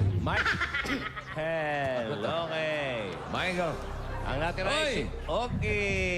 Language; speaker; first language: Filipino; native; Filipino